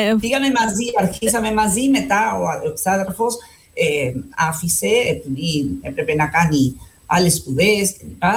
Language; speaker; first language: Greek; non-native, fluent; Spanish